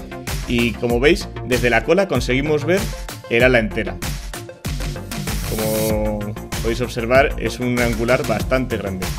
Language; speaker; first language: Spanish; native; Spanish